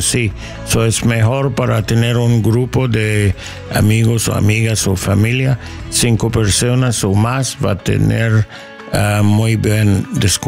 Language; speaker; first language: Spanish; non-native, learner; English